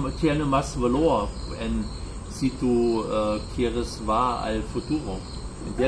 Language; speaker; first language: Spanish; non-native, learner; German